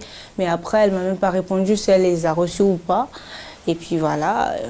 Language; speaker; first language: French; non-native, local second language; Comorian